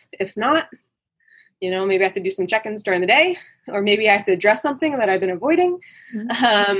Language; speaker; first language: English; native; English